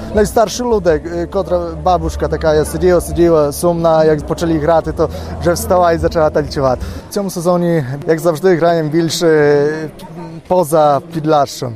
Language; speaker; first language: Ukrainian; early bilingual, heritage; Ukrainian